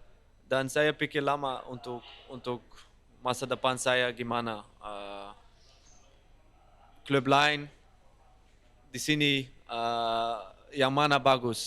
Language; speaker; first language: Indonesian; non-native, fluent; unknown